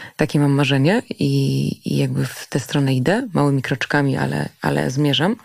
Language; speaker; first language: Polish; early bilingual, other home language; German